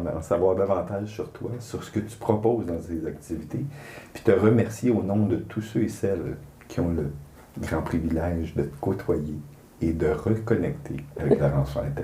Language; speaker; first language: French; native; French